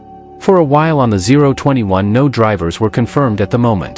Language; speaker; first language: English; non-native, fluent; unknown